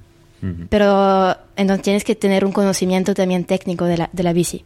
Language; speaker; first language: Spanish; non-native, fluent; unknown